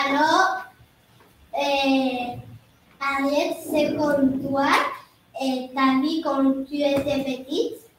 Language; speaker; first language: French; non-native, learner; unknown